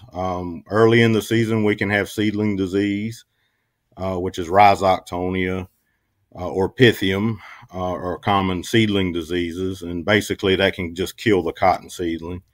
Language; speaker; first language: English; native; English